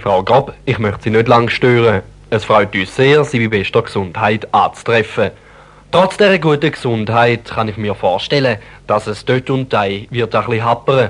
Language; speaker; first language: German; native; German